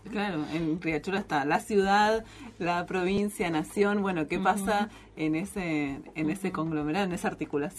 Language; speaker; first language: Spanish; native; Spanish